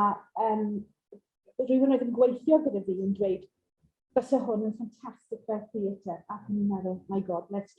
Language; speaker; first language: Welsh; non-native, local second language; English